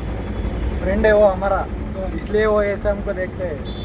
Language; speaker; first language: Hindi; non-native, local second language; Kannada